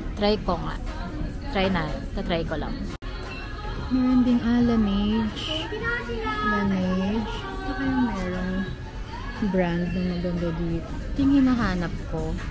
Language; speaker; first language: Filipino; native; Filipino